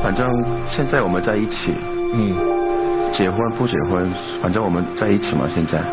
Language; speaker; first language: Chinese; non-native, fluent; Korean